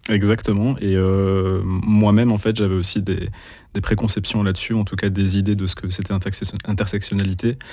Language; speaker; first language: French; native; French